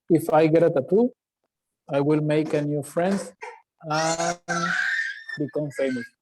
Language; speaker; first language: English; non-native, learner; Spanish